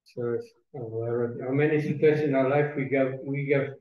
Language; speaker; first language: English; non-native, fluent; Portuguese